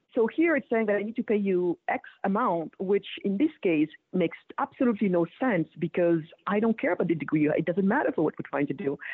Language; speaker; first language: English; early bilingual, other home language; Wolof